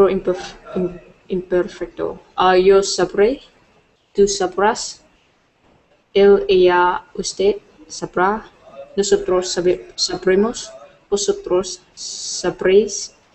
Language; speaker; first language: Spanish; non-native, learner; Vietnamese